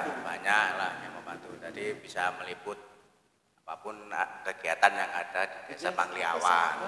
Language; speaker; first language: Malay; non-native, local second language; Javanese